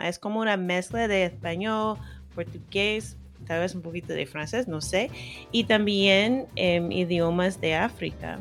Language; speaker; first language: Spanish; non-native, fluent; English